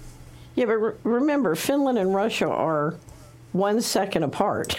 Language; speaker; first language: English; native; English